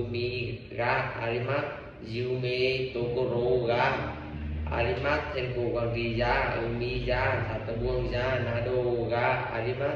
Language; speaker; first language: Japanese; non-native, learner; Vietnamese